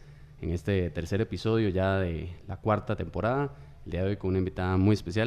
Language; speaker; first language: Spanish; native; Spanish